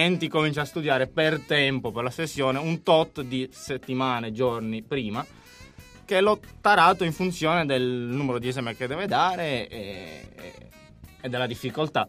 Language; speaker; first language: Italian; native; Italian